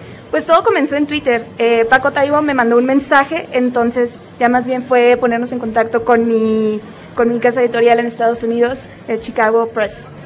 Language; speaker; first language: Spanish; native; Spanish